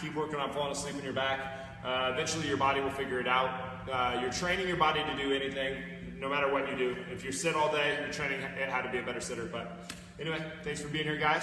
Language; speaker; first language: English; native; English